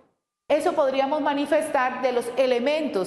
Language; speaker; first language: Spanish; native; Spanish